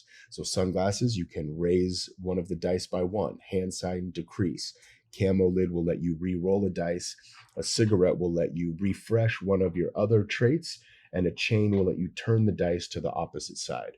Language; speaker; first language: English; native; English